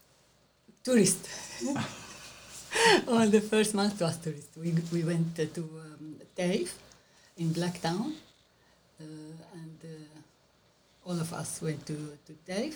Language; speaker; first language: English; non-native, learner; Arabic